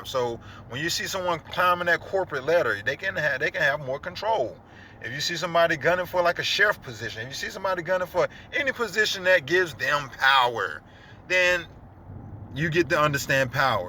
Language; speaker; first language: English; native; English